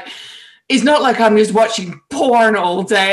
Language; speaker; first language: English; non-native, fluent; Dutch